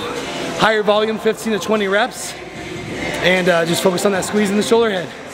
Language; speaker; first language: English; native; English